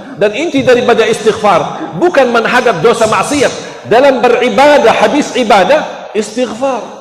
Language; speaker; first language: Malay; non-native, fluent; Arabic